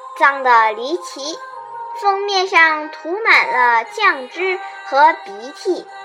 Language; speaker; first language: Chinese; native; Chinese